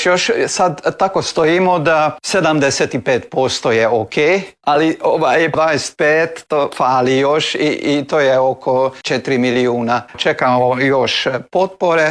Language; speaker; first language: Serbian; early bilingual, heritage; Serbian